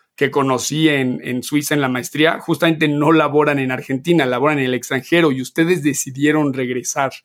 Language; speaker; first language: Spanish; native; Spanish